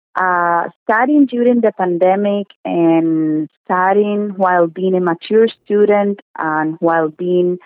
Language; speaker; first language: English; non-native, fluent; Spanish